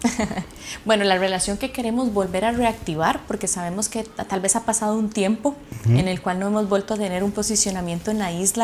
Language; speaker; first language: Spanish; native; Spanish